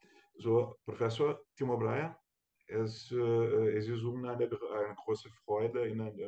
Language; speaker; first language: German; non-native, fluent; Portuguese